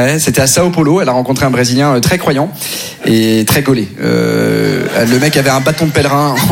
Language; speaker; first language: French; native; French